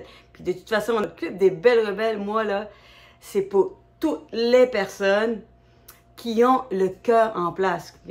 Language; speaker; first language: French; native; French